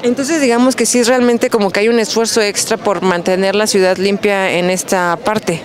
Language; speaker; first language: Spanish; native; Spanish